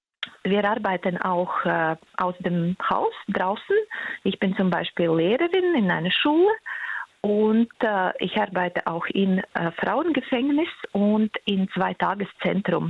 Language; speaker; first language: German; non-native, fluent; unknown